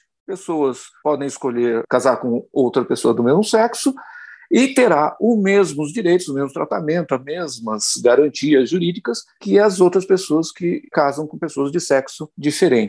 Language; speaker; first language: Portuguese; native; Portuguese